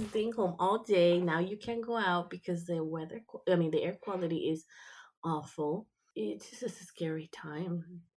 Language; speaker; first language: English; early bilingual, other home language; Spanish